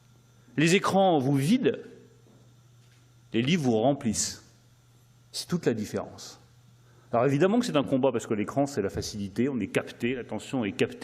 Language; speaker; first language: French; native; French